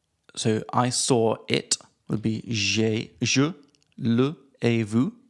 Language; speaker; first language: French; non-native, learner; English